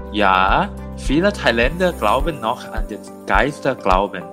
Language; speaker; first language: German; non-native, learner; Thai